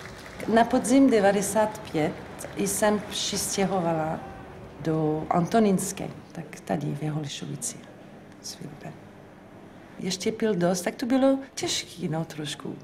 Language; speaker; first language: Czech; non-native, fluent; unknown